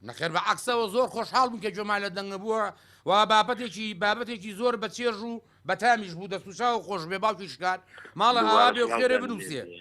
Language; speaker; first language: Central Kurdish; native; Central Kurdish